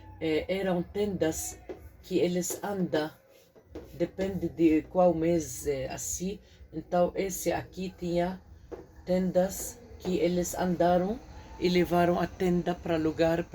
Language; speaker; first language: Portuguese; non-native, fluent; Arabic